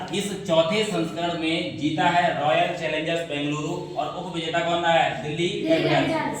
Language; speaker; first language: Hindi; native; Hindi